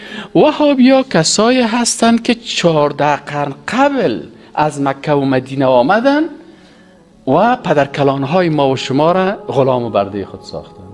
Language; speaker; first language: Persian; native; Persian